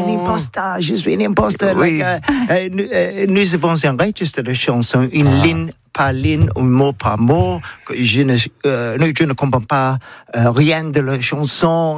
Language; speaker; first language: French; non-native, learner; English